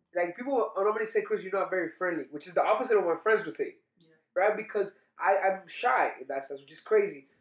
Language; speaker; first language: English; early bilingual, other home language; Spanish